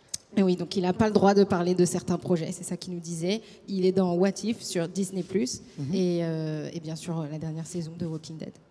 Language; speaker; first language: French; native; French